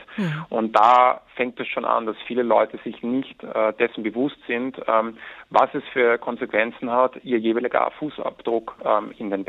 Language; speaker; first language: German; native; German